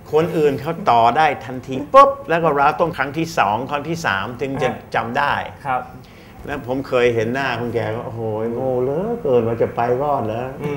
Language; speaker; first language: Thai; non-native, fluent; English